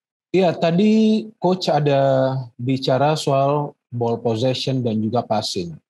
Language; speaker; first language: Indonesian; native; Indonesian